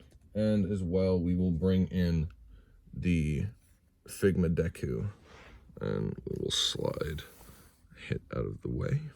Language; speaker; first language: English; native; English